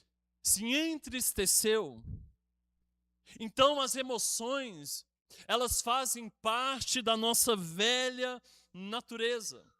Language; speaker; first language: Portuguese; native; Portuguese